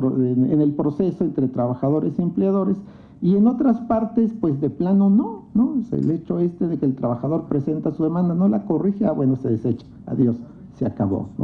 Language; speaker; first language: Spanish; native; Spanish